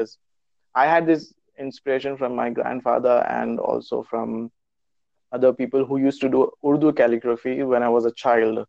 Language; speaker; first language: English; non-native, local second language; Urdu